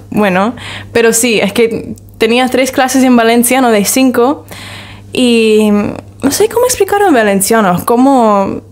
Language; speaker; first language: Spanish; non-native, fluent; English